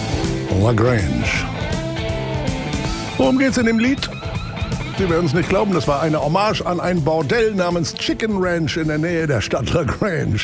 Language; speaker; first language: German; native; German